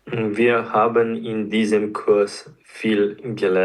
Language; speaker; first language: German; non-native, learner; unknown